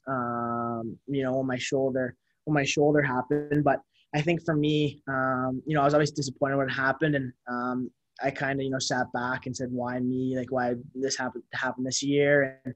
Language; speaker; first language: English; native; English